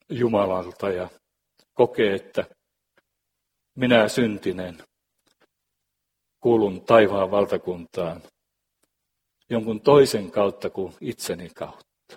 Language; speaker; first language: Finnish; native; Finnish